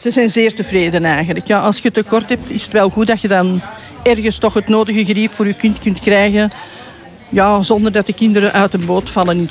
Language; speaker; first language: Dutch; native; Dutch